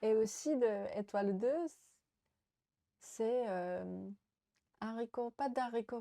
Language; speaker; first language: French; non-native, fluent; Japanese